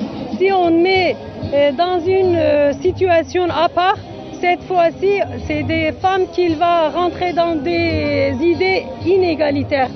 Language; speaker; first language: French; non-native, learner; Kurdish